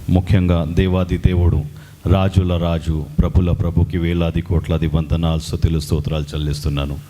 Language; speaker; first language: Telugu; non-native, local second language; Urdu